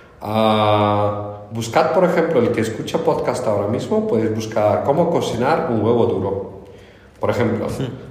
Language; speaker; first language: Spanish; non-native, fluent; Russian